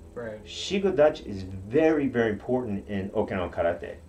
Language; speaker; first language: English; non-native, fluent; Japanese